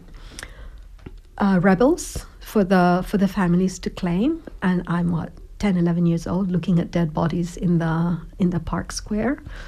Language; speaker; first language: English; non-native, local second language; Cebuano